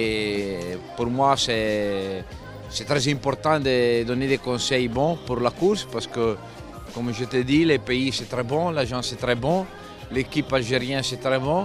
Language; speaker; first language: French; non-native, fluent; Italian